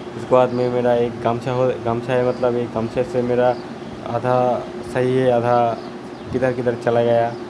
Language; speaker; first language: Hindi; non-native, local second language; Bangla